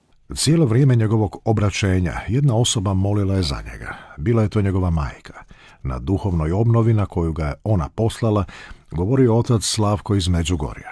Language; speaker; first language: Croatian; native; Croatian